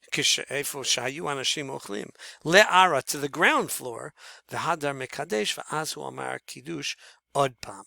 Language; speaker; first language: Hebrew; non-native, fluent; English